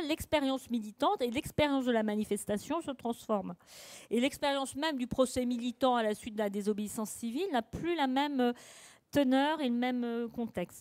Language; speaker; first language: French; native; French